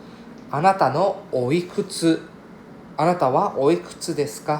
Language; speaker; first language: Japanese; non-native, fluent; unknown